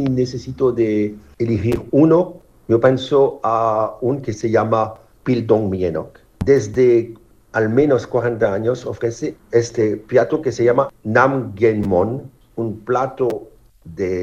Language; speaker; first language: Spanish; non-native, learner; French